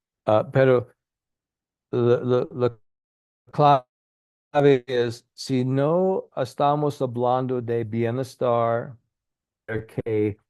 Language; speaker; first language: Spanish; non-native, learner; English